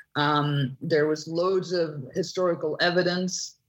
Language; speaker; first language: English; non-native, fluent; Dutch